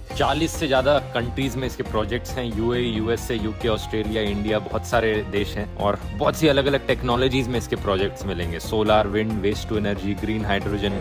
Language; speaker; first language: Hindi; native; Hindi